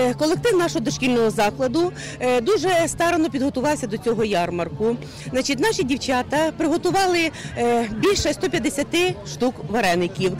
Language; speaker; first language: Ukrainian; native; Ukrainian